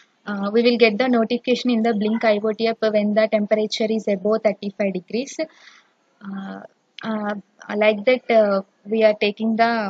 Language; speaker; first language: English; non-native, local second language; Telugu